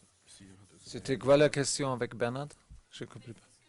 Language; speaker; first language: French; non-native, learner; German